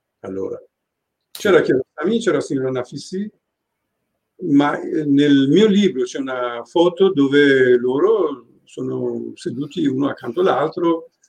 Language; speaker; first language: Italian; non-native, fluent; Persian